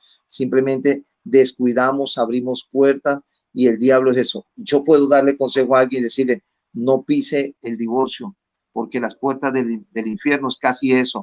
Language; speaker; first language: Spanish; native; Spanish